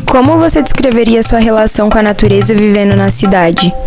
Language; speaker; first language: Portuguese; native; Portuguese